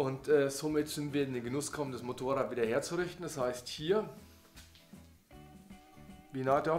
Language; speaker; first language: German; native; German